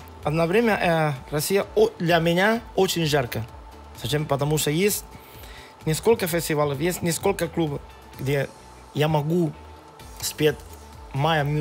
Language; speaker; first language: Russian; non-native, learner; Spanish